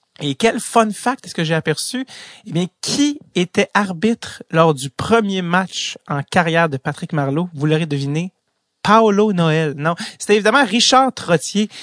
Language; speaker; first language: French; native; French